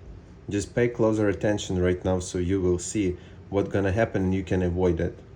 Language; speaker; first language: English; non-native, fluent; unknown